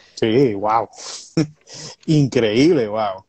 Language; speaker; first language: Spanish; native; Spanish